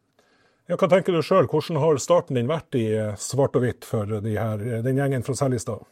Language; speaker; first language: Norwegian; native; Norwegian